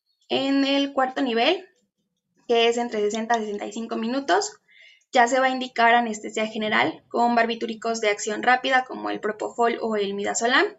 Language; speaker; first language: Spanish; native; Spanish